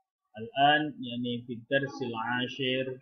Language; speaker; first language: Arabic; non-native, fluent; Indonesian